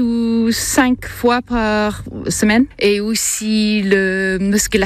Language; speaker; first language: French; non-native, learner; English